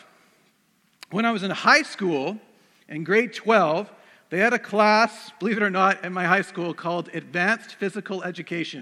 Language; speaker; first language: English; native; English